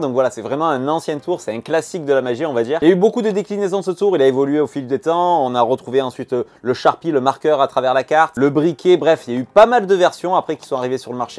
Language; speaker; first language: French; native; French